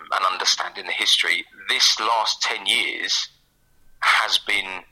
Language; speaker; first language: English; native; English